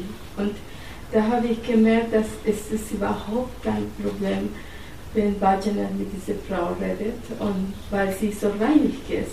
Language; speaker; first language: German; non-native, learner; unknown